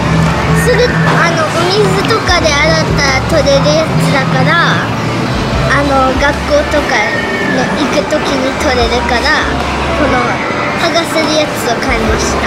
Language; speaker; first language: Japanese; early bilingual, heritage; Japanese